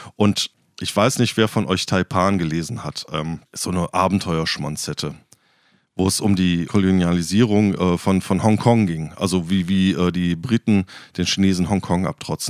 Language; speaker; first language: German; native; German